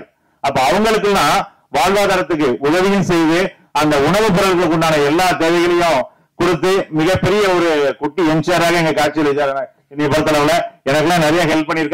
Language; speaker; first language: Tamil; native; Tamil